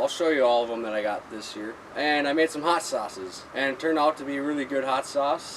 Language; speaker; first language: English; native; English